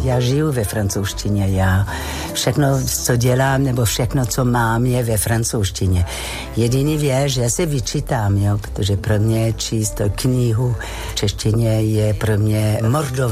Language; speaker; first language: Czech; non-native, fluent; French